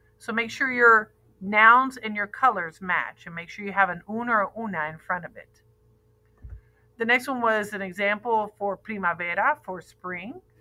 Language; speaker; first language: English; native; English